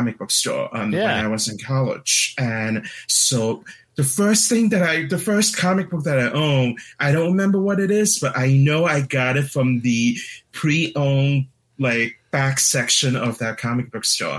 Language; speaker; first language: English; non-native, local second language; Cantonese